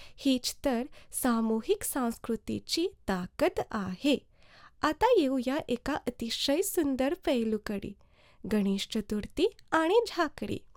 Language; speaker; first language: Marathi; early bilingual, heritage; Marathi